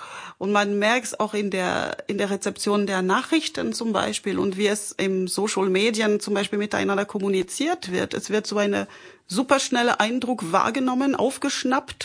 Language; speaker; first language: German; non-native, fluent; French